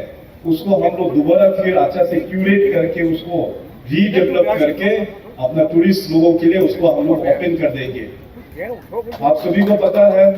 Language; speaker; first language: Hindi; non-native, local second language; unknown